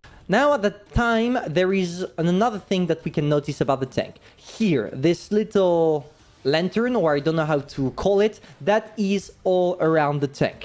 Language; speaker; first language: English; non-native, fluent; French